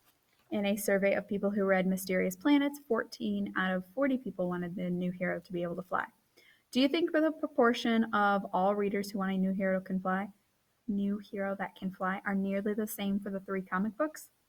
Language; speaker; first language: English; native; English